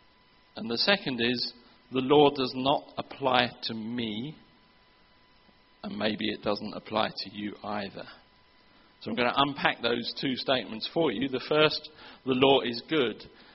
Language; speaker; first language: English; native; English